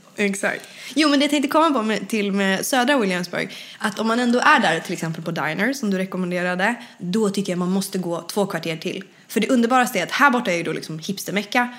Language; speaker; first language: Swedish; native; Swedish